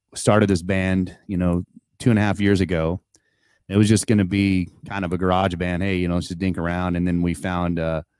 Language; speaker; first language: English; native; English